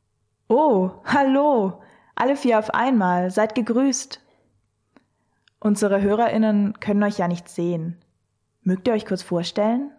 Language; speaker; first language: German; native; German